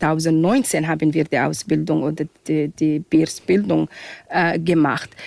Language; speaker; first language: German; non-native, fluent; Arabic